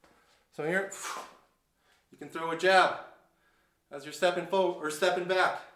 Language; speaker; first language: English; native; English